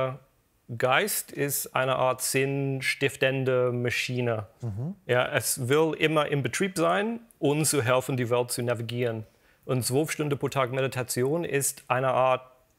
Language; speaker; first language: German; non-native, fluent; English